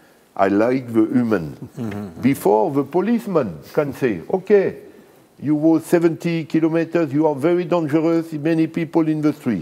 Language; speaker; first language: English; non-native, learner; French